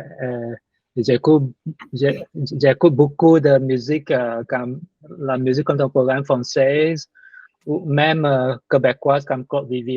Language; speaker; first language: French; non-native, learner; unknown